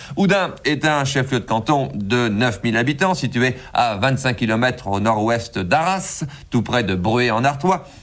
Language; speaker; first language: French; native; French